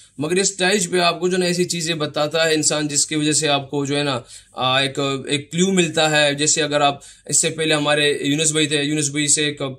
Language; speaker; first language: Urdu; non-native, local second language; Pashto